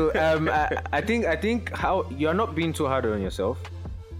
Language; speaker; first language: English; non-native, local second language; Yoruba